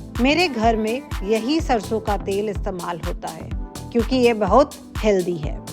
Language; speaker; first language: Hindi; non-native, local second language; Bangla